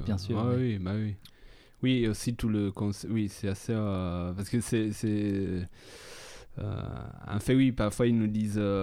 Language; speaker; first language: French; non-native, fluent; Italian